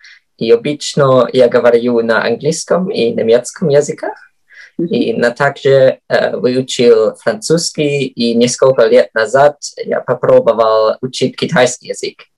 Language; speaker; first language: Russian; non-native, fluent; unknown